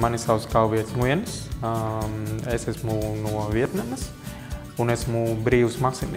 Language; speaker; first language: Latvian; non-native, fluent; Vietnamese